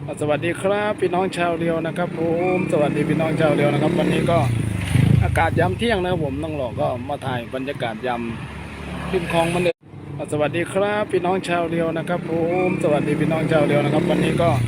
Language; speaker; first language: Thai; native; Thai